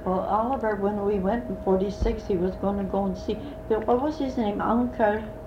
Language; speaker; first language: English; early bilingual, other home language; Swedish